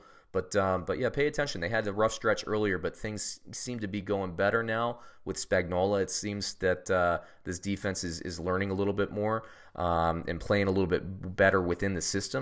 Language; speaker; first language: English; native; English